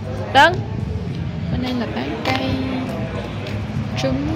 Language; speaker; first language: Vietnamese; native; Vietnamese